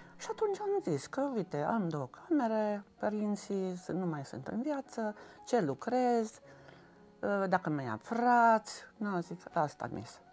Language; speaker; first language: Romanian; non-native, local second language; Hungarian